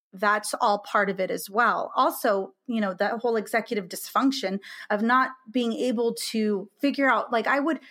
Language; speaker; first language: English; native; English